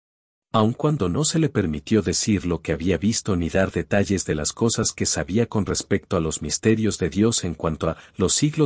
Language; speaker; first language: Spanish; native; Spanish